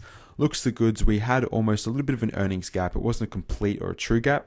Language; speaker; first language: English; native; English